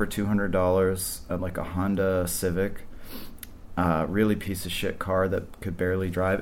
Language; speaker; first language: English; native; English